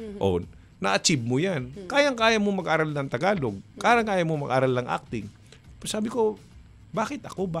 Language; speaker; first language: Filipino; non-native, local second language; Hiligaynon